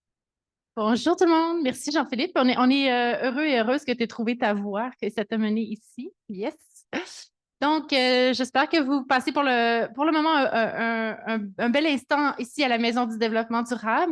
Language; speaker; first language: French; native; French